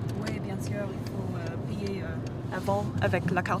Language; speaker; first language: French; non-native, fluent; English